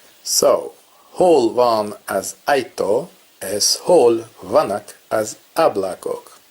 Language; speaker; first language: Hungarian; non-native, learner; Swedish